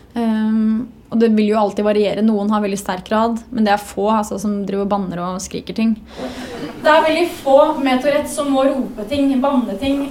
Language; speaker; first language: Norwegian; native; Norwegian